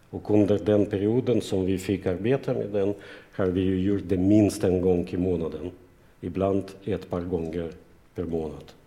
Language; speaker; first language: Swedish; non-native, fluent; Russian